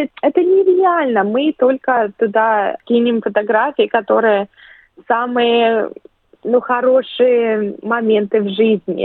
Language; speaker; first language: Russian; early bilingual, other home language; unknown